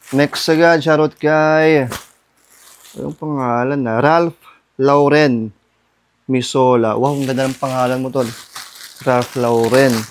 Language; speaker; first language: Filipino; non-native, local second language; Iloko